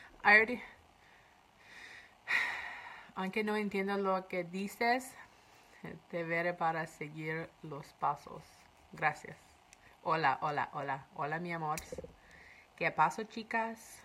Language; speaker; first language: Spanish; non-native, learner; Persian